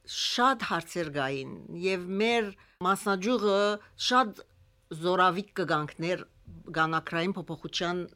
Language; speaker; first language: Armenian; early bilingual, heritage; Armenian